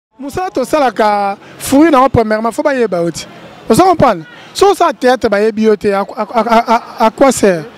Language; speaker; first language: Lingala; native; Lingala